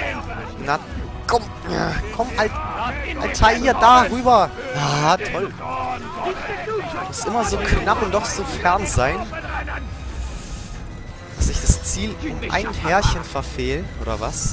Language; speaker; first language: German; native; German